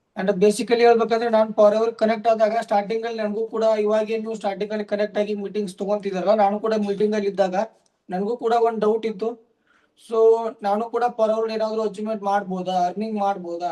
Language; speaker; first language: Kannada; native; Kannada